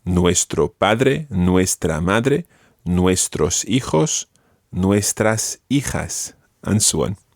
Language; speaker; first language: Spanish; non-native, fluent; English